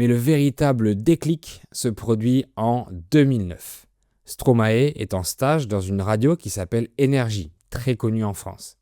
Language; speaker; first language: French; native; French